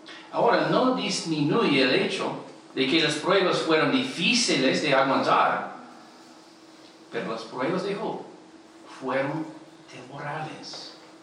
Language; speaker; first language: Spanish; non-native, learner; English